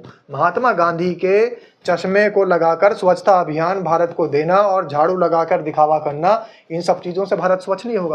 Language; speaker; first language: Hindi; native; Hindi